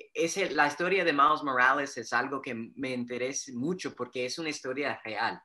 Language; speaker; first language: Spanish; early bilingual, heritage; Spanish